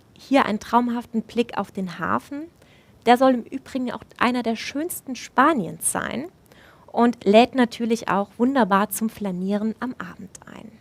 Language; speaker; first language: German; native; German